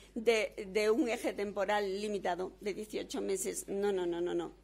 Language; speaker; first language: Spanish; native; Spanish